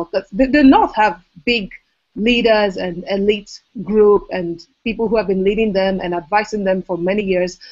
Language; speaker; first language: English; non-native, local second language; Igbo